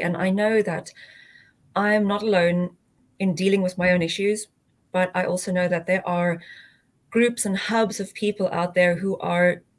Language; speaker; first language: English; native; English